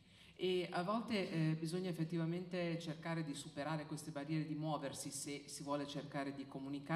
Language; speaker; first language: Italian; native; Italian